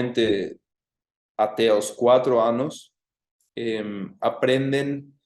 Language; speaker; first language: Portuguese; non-native, fluent; Spanish